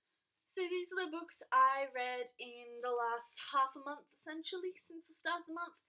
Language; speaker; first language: English; native; English